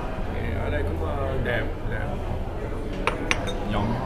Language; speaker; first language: Vietnamese; early bilingual, heritage; English